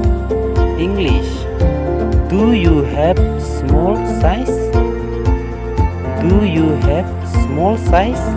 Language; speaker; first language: English; non-native, learner; Khasi